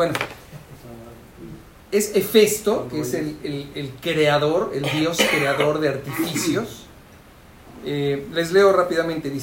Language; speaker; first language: Spanish; native; Spanish